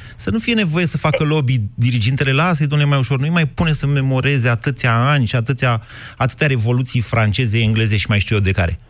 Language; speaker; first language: Romanian; native; Romanian